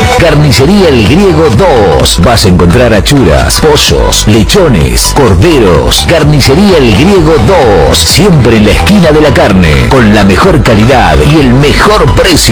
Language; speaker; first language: Spanish; native; Spanish